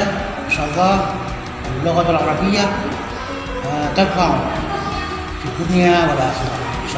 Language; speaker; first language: Arabic; non-native, fluent; Indonesian